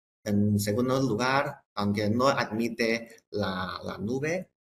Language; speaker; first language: Spanish; non-native, fluent; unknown